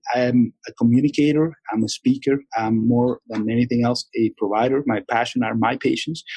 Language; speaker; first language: English; non-native, fluent; Spanish